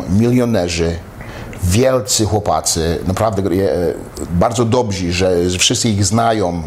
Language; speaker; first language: Polish; early bilingual, heritage; Polish